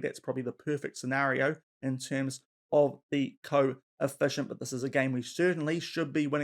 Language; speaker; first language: English; native; English